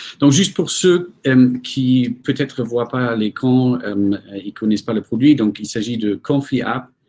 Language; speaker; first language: French; non-native, fluent; German